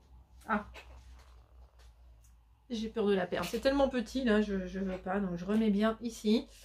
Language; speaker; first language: French; native; French